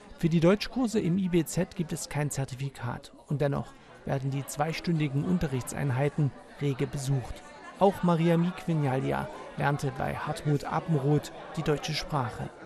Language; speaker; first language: German; native; German